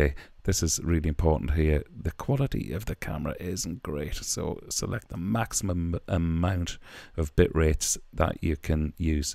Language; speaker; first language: English; native; English